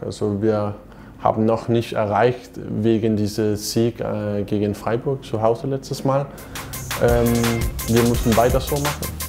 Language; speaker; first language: German; non-native, fluent; Danish